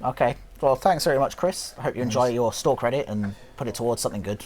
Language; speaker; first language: English; native; English